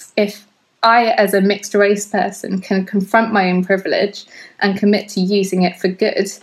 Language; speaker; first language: English; early bilingual, other home language; Hindi